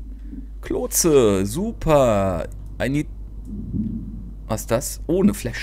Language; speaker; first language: German; native; German